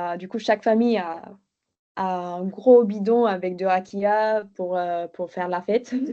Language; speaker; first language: French; non-native, fluent; Bulgarian